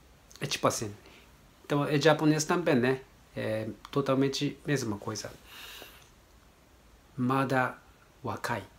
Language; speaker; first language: Portuguese; non-native, learner; Japanese